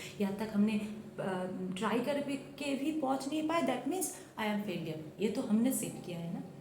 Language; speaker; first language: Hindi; non-native, local second language; Bangla